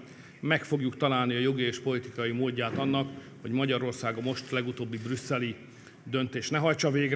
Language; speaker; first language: Hungarian; native; Hungarian